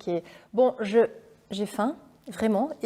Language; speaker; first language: French; non-native, fluent; Dutch